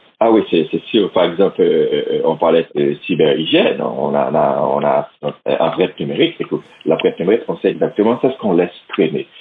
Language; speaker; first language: French; non-native, local second language; Haitian Creole